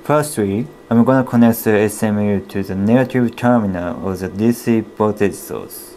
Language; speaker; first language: English; non-native, fluent; Japanese